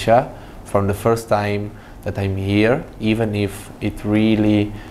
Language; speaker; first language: English; non-native, fluent; Italian